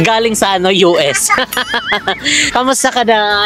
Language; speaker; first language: Filipino; native; Filipino